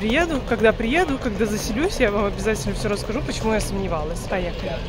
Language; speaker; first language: Russian; native; Russian